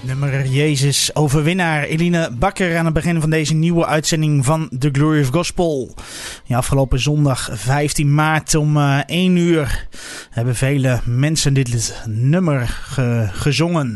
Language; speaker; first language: Dutch; native; Dutch